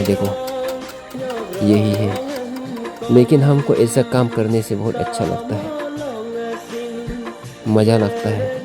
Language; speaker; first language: Hindi; non-native, local second language; Mising